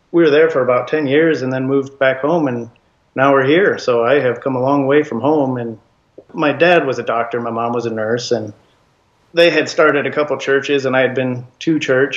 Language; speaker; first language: English; native; English